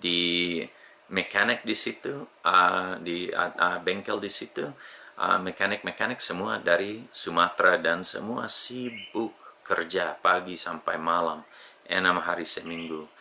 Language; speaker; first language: Indonesian; non-native, fluent; English